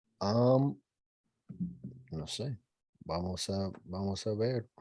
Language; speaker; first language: Spanish; non-native, learner; English